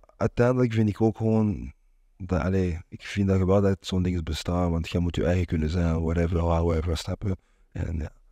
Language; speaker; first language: Dutch; non-native, local second language; French